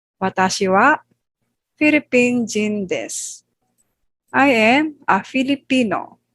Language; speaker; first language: Japanese; non-native, fluent; Filipino